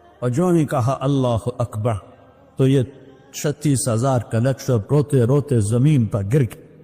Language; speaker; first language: Urdu; non-native, local second language; Punjabi